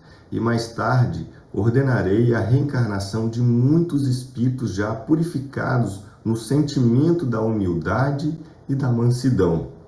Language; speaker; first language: Portuguese; native; Portuguese